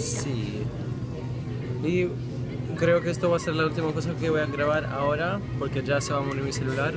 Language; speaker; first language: Spanish; early bilingual, heritage; Spanish